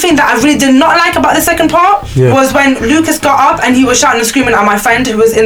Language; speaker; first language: English; native; English